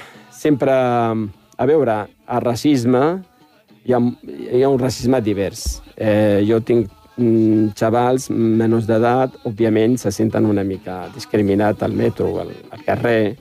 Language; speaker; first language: Catalan; non-native, fluent; Riffian